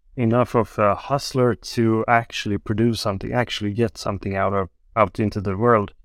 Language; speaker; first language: English; non-native, fluent; Swedish